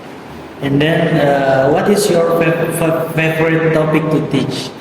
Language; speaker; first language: English; non-native, learner; Indonesian